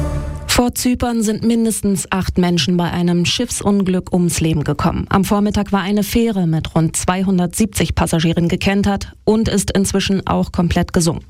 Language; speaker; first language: German; native; German